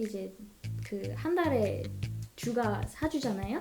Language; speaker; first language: Korean; non-native, fluent; Malay